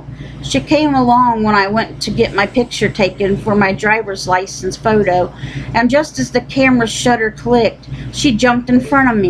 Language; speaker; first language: English; native; English